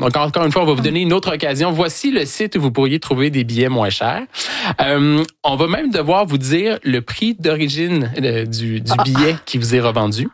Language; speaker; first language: French; native; French